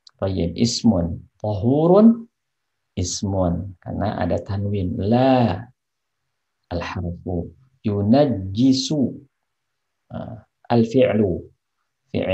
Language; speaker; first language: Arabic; non-native, fluent; Indonesian